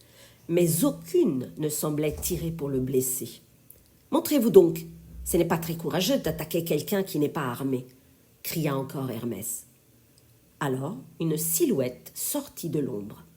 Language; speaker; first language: French; native; French